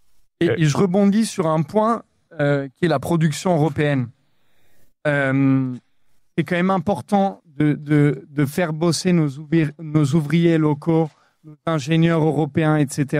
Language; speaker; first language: French; native; French